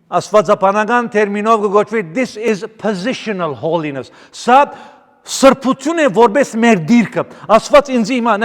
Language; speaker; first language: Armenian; early bilingual, heritage; Armenian